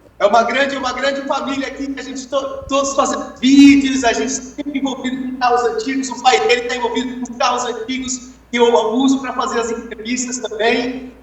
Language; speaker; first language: Portuguese; native; Portuguese